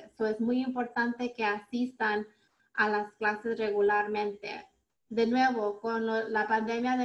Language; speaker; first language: Spanish; early bilingual, heritage; Spanish